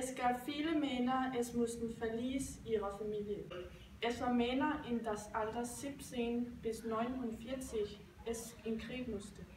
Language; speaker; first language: German; non-native, learner; Danish